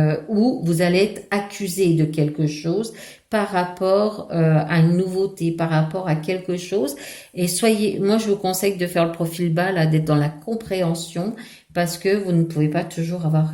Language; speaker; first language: French; native; French